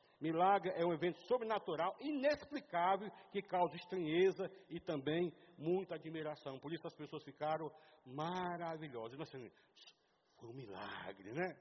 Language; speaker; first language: Portuguese; native; Portuguese